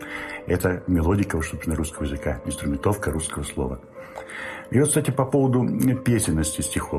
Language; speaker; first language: Russian; native; Russian